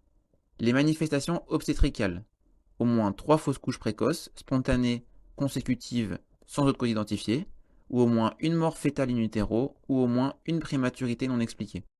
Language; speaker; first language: French; native; French